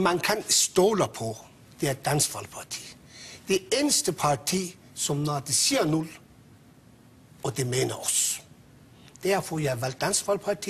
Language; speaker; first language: Danish; non-native, fluent; Persian